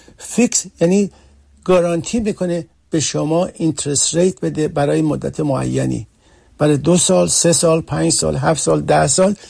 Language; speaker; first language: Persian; early bilingual, heritage; Persian